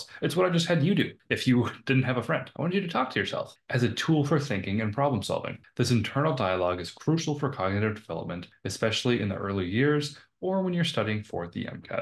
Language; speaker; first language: English; native; English